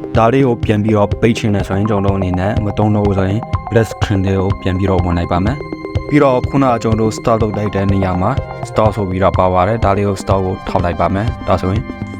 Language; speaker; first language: Burmese; non-native, local second language; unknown